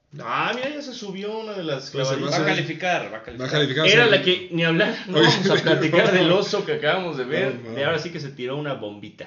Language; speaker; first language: Spanish; native; Spanish